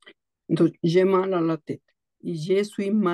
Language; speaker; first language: French; non-native, learner; Spanish